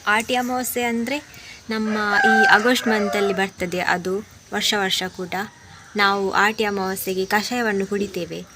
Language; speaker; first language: Kannada; non-native, local second language; Tulu